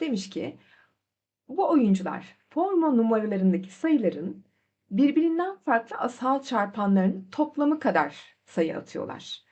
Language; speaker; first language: Turkish; native; Turkish